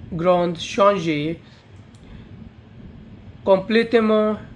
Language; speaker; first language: French; non-native, learner; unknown